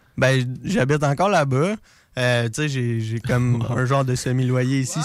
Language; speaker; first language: French; native; French